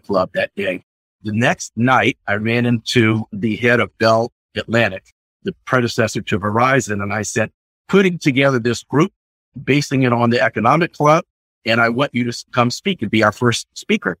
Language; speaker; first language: English; native; English